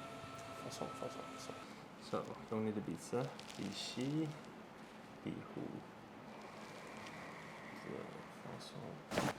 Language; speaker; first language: Chinese; non-native, fluent; English